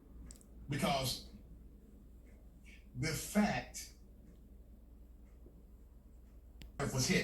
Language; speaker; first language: English; native; English